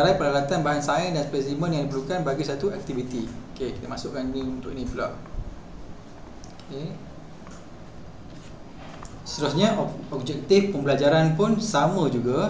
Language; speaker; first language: Malay; native; Malay